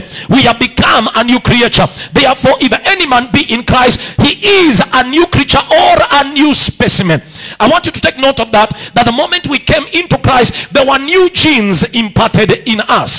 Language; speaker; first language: English; non-native, local second language; Swahili